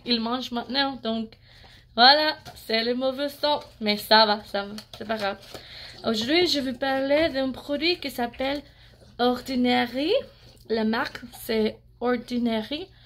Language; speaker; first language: French; non-native, learner; English